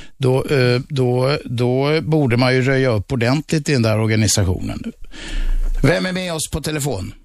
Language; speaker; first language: Swedish; native; Swedish